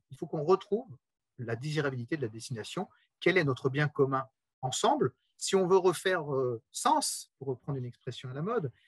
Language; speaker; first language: French; native; French